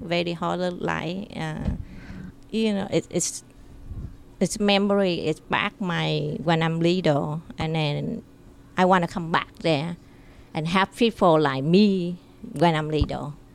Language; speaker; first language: English; non-native, learner; Vietnamese